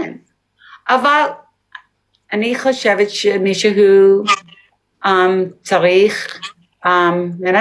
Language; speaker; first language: Hebrew; non-native, learner; English